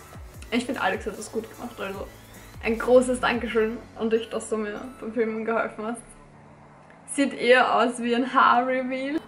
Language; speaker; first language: German; native; German